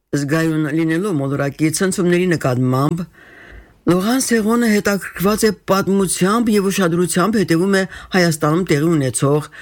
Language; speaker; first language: Armenian; native; Armenian